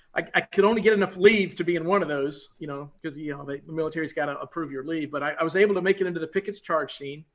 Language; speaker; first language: English; native; English